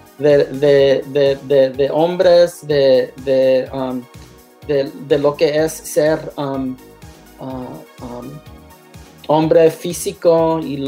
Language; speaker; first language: Spanish; non-native, learner; English